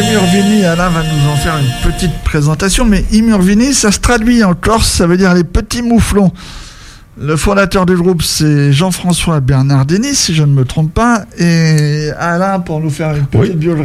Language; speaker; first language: French; native; French